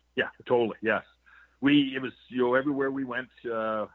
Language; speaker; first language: English; native; English